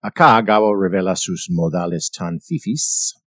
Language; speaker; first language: Spanish; non-native, fluent; English